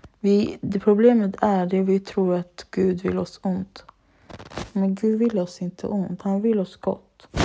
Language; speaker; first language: Swedish; early bilingual, other home language; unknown